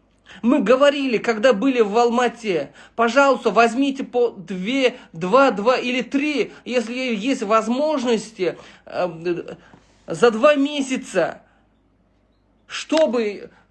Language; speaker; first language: Russian; non-native, local second language; Uzbek